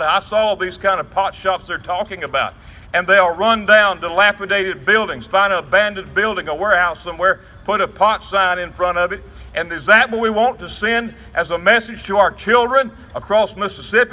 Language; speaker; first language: English; native; English